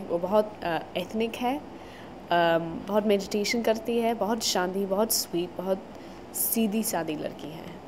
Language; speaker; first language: Hindi; non-native, learner; English